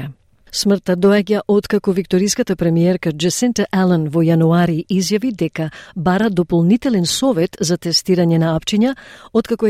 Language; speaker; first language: Macedonian; native; Macedonian